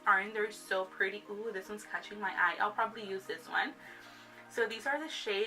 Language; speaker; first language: English; native; English